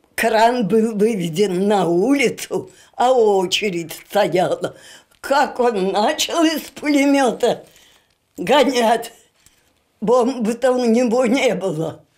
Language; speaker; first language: Russian; native; Russian